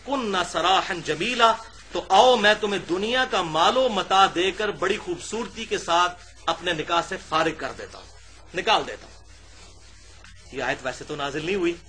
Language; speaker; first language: Urdu; non-native, local second language; Punjabi